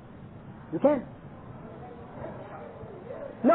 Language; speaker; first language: English; native; English